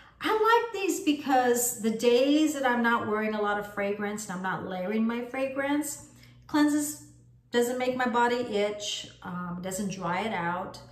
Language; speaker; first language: English; native; English